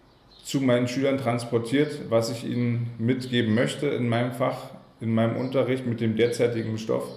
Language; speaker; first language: German; native; German